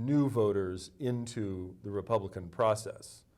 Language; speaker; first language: English; native; English